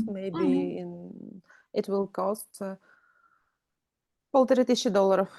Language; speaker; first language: English; non-native, learner; Russian